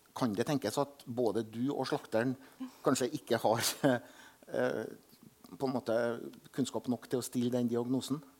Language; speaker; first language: Norwegian; native; Norwegian